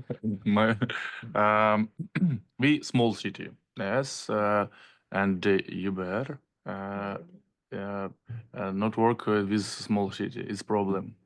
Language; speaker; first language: English; non-native, learner; Ukrainian